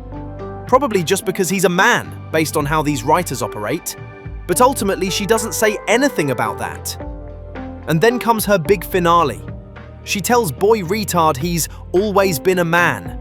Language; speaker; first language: English; native; English